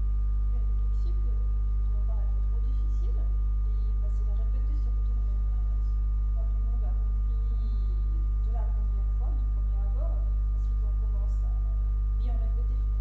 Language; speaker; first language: French; non-native, fluent; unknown